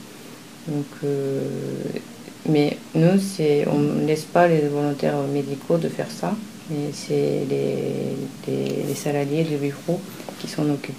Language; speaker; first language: French; non-native, fluent; Japanese